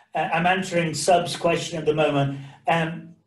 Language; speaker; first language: English; native; English